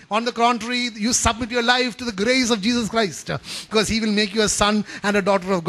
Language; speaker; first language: English; non-native, local second language; Malayalam